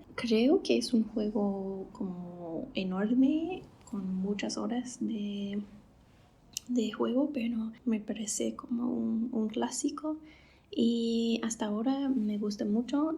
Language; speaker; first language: Spanish; non-native, fluent; English